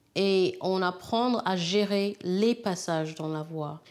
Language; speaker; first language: French; non-native, fluent; English